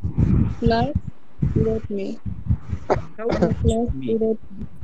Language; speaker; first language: English; non-native, learner; Bangla